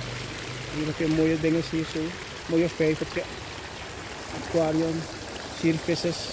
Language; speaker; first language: Dutch; non-native, local second language; Sranan Tongo